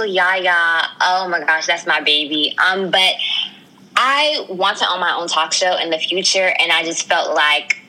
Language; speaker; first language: English; early bilingual, other home language; Krio